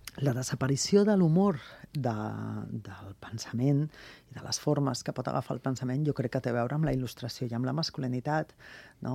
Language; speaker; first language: Catalan; non-native, local second language; Spanish